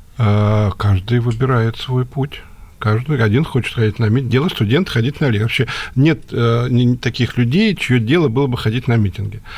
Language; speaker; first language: Russian; native; Russian